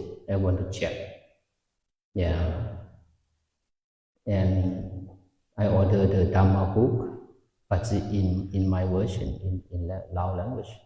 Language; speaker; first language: English; non-native, fluent; Lao